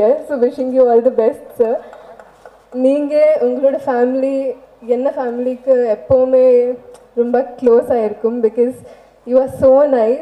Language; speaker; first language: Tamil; non-native, fluent; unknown